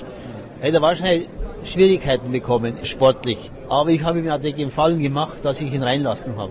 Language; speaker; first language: German; native; German